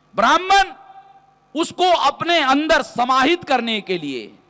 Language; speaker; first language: Hindi; non-native, local second language; Marathi